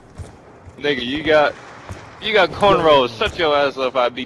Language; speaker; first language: English; native; English